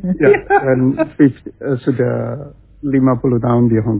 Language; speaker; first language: Indonesian; early bilingual, heritage; Chinese